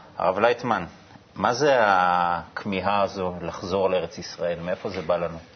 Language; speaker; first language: Hebrew; native; Hebrew